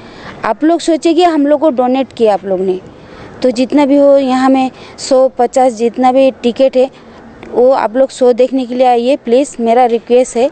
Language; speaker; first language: Hindi; non-native, local second language; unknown